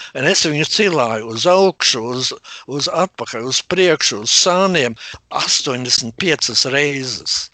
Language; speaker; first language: Latvian; native; Latvian